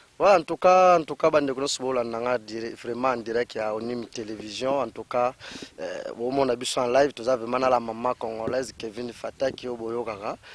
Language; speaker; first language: Lingala; non-native, local second language; Kongo